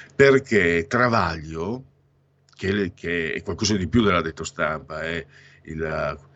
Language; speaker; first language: Italian; native; Italian